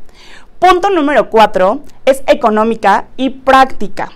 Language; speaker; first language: Spanish; native; Spanish